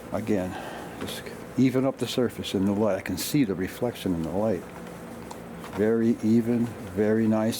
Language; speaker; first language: English; native; English